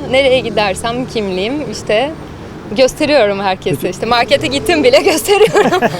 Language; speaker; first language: Turkish; non-native, fluent; Portuguese